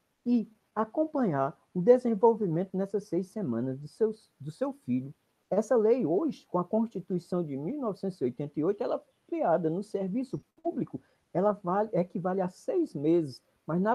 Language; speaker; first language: Portuguese; native; Portuguese